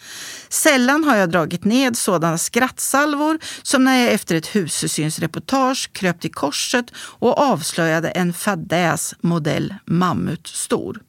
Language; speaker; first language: Swedish; native; Swedish